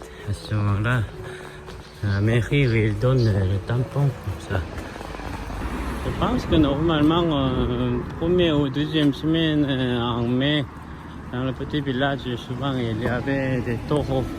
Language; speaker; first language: French; non-native, learner; Korean